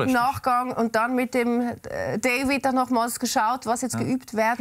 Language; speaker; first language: German; native; German